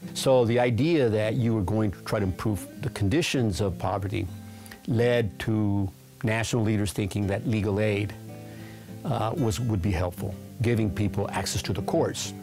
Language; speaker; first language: English; native; English